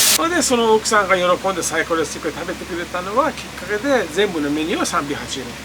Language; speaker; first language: Japanese; non-native, fluent; Persian